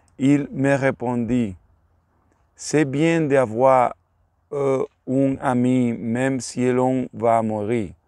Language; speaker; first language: French; non-native, learner; Spanish